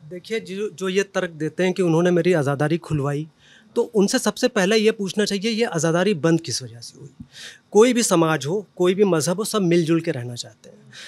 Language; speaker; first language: Hindi; native; Hindi